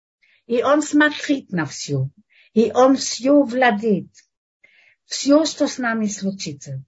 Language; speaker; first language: Russian; non-native, fluent; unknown